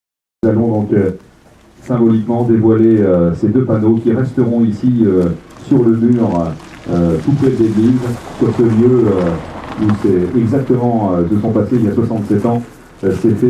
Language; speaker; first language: French; native; French